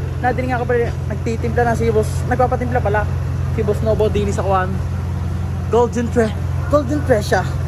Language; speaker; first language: Filipino; native; Filipino